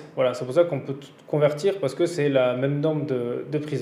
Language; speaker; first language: French; native; French